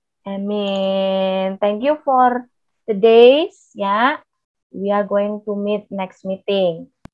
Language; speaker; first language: English; non-native, fluent; Indonesian